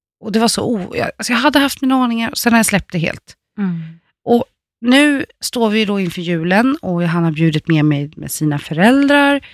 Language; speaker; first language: Swedish; native; Swedish